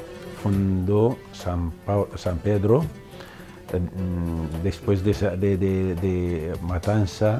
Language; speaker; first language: Spanish; non-native, fluent; Arabic